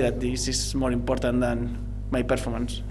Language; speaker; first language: English; non-native, learner; Spanish